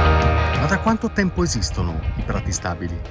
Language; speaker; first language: Italian; native; Italian